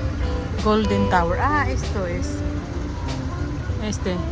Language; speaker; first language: Spanish; non-native, fluent; Filipino